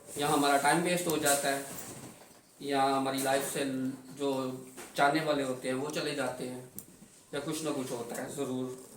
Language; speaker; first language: Urdu; non-native, local second language; Punjabi